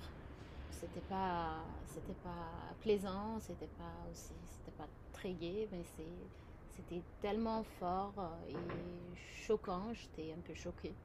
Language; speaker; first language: French; non-native, fluent; Arabic